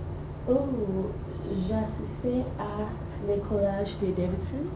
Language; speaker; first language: French; non-native, learner; English